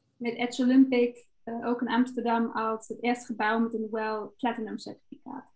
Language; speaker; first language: Dutch; non-native, fluent; German